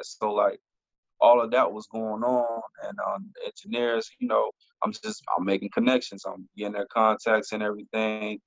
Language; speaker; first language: English; native; English